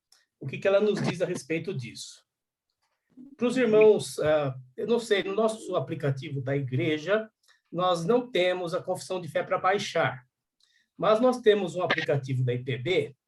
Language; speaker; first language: Portuguese; native; Portuguese